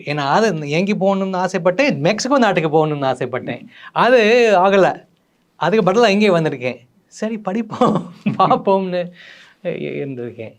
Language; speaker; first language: Tamil; non-native, fluent; English